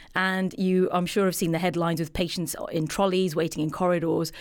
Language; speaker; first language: English; native; English